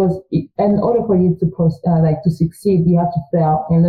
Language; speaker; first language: English; early bilingual, other home language; French